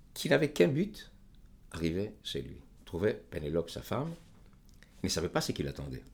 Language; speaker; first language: French; non-native, fluent; Greek